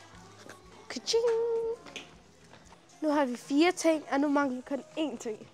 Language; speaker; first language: Danish; early bilingual, other home language; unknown